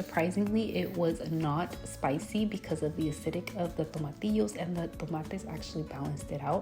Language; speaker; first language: English; early bilingual, other home language; Spanish